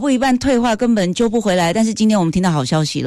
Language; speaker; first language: Chinese; native; Chinese